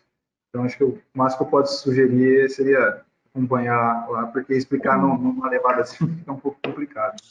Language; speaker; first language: Portuguese; native; Portuguese